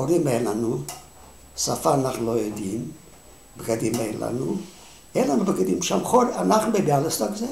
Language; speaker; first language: Hebrew; non-native, fluent; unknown